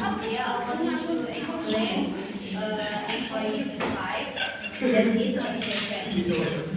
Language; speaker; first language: English; non-native, learner; Indonesian